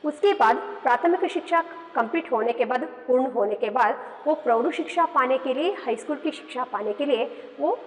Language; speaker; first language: Hindi; non-native, local second language; Kannada